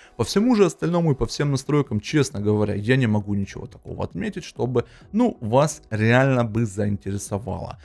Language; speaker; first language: Russian; native; Russian